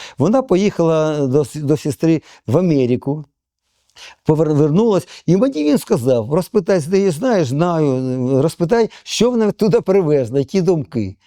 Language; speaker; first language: Ukrainian; non-native, local second language; Russian